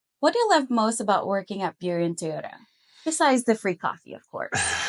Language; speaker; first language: English; native; English